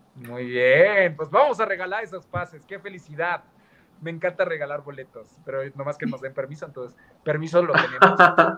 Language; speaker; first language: Spanish; native; Spanish